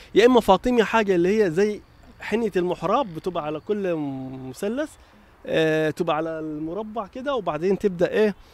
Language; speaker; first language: Egyptian Arabic; native; Egyptian Arabic